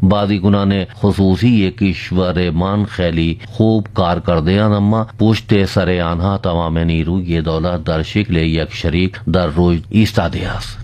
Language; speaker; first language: Persian; non-native, fluent; Urdu